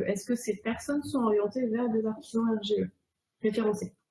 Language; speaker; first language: French; native; French